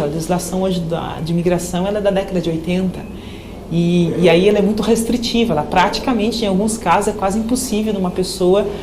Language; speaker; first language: Portuguese; native; Portuguese